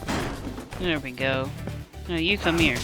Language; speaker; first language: English; native; English